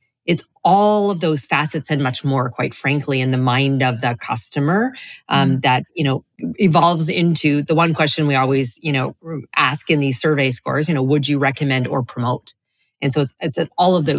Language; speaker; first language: English; native; English